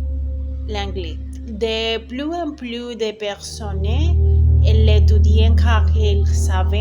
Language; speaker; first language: French; non-native, learner; Spanish